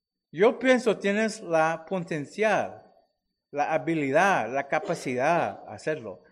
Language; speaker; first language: Spanish; non-native, fluent; English